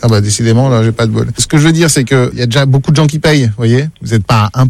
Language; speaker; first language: French; native; French